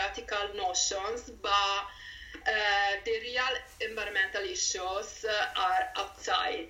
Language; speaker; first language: English; non-native, fluent; Italian